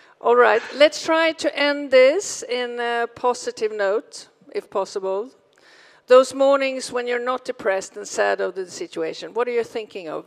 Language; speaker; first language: English; non-native, fluent; Swedish